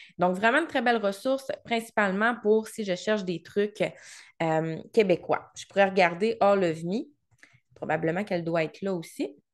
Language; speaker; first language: French; native; French